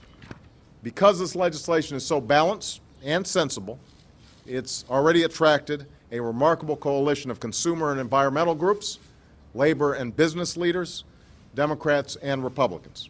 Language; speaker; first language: English; native; English